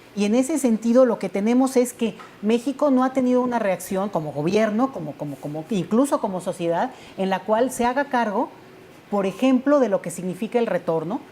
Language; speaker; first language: Spanish; native; Spanish